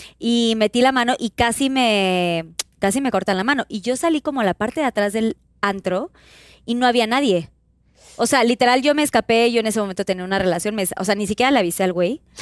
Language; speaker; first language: Spanish; native; Spanish